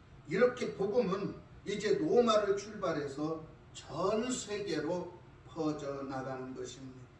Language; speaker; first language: Korean; native; Korean